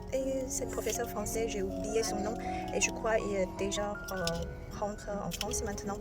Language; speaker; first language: French; non-native, learner; Chinese